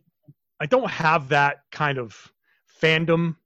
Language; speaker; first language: English; native; English